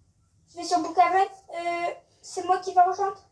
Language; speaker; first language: French; native; French